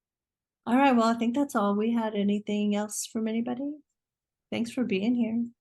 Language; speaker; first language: English; native; English